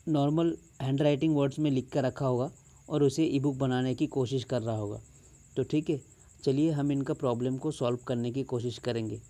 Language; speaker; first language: Hindi; non-native, local second language; Bangla